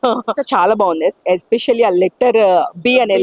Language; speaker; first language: Telugu; native; Telugu